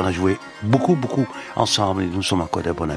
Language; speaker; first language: French; non-native, fluent; Dutch